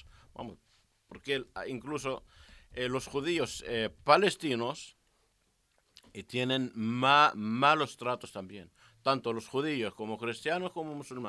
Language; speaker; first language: Spanish; non-native, learner; Arabic